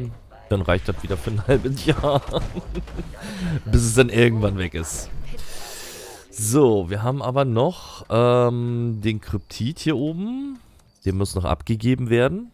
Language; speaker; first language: German; native; German